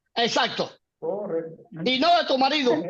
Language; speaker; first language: Spanish; native; Spanish